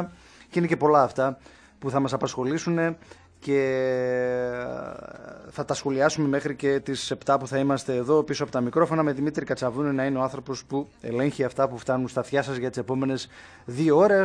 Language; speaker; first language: Greek; native; Greek